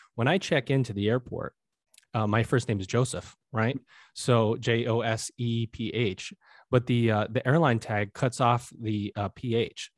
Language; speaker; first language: English; native; English